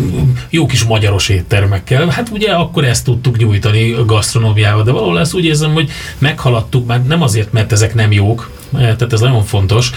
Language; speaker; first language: Hungarian; native; Hungarian